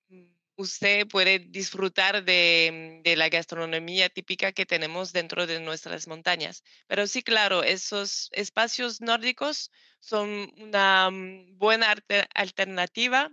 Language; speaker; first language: Spanish; non-native, learner; French